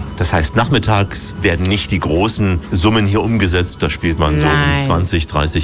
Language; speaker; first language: German; native; German